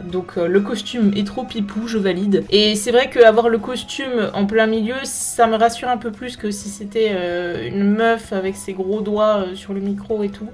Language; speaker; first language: French; native; French